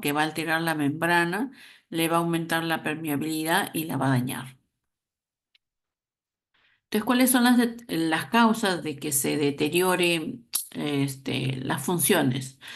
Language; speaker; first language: Spanish; native; Spanish